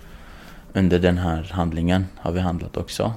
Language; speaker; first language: Swedish; non-native, fluent; Kurdish